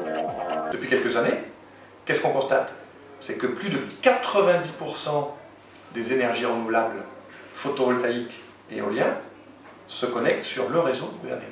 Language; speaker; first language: French; native; French